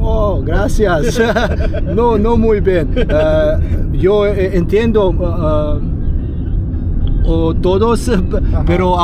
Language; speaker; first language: Spanish; non-native, learner; Serbian